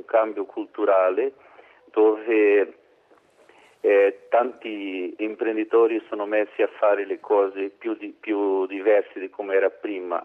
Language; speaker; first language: Italian; non-native, learner; Portuguese